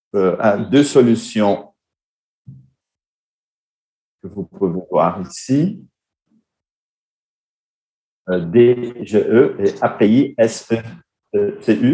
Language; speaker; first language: French; non-native, fluent; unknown